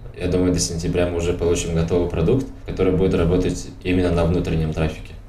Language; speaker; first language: Russian; non-native, local second language; Tajik